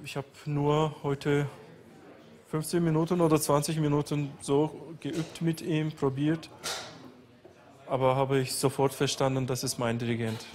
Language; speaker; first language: German; non-native, fluent; Azerbaijani